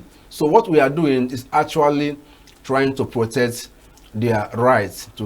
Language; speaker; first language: English; non-native, local second language; Igbo